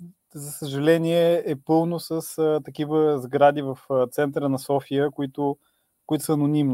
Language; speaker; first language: Bulgarian; native; Bulgarian